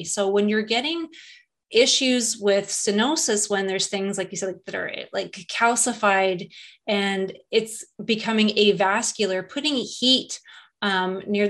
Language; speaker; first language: English; native; English